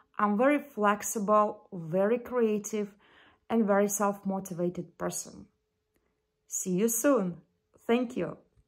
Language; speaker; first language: English; non-native, fluent; Russian